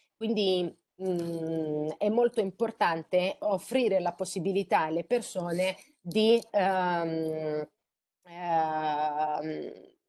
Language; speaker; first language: Italian; non-native, fluent; Greek